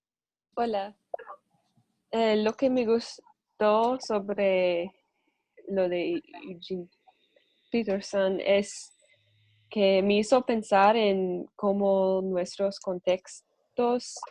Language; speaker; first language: Spanish; non-native, fluent; English